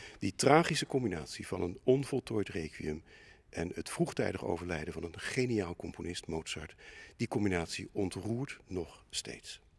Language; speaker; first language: Dutch; native; Dutch